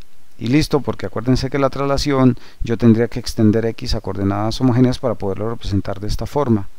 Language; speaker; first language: Spanish; native; Spanish